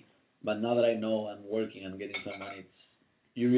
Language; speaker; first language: English; non-native, fluent; Spanish